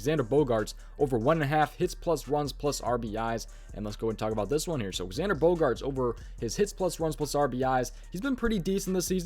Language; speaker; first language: English; native; English